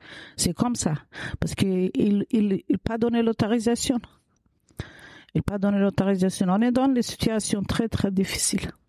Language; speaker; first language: French; non-native, learner; Kurdish